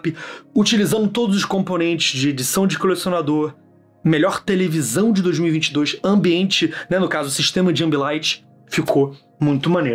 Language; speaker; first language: Portuguese; native; Portuguese